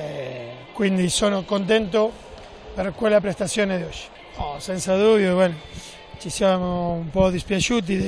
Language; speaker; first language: Italian; non-native, fluent; Spanish